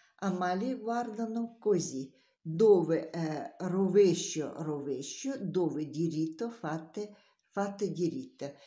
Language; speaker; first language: Italian; non-native, learner; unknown